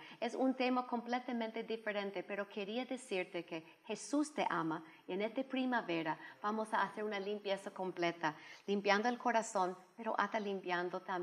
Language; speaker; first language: Spanish; non-native, fluent; English